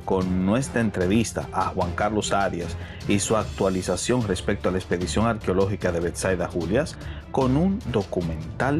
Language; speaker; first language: Spanish; native; Spanish